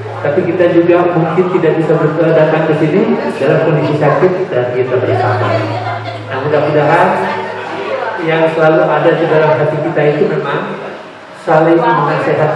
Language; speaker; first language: Indonesian; non-native, local second language; Sundanese